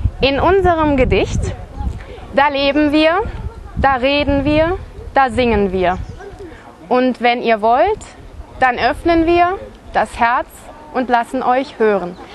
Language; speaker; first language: German; native; German